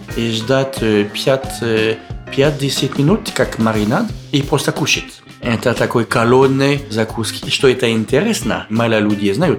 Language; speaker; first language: Russian; non-native, learner; French